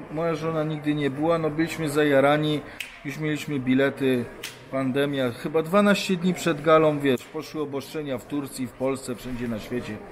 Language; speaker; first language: Polish; non-native, fluent; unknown